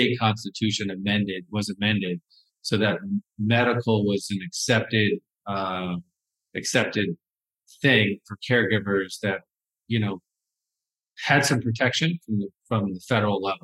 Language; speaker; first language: English; native; English